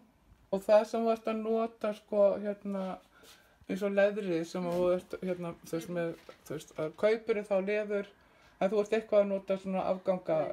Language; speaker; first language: Icelandic; native; Icelandic